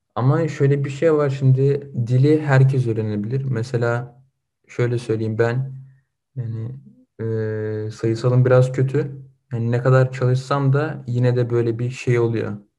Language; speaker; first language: Turkish; early bilingual, other home language; Russian